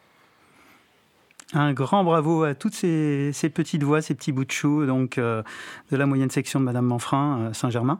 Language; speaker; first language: French; native; French